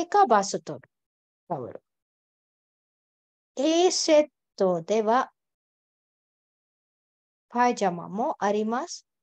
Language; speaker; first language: Japanese; non-native, fluent; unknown